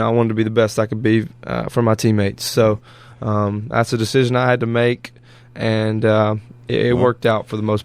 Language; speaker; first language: English; native; English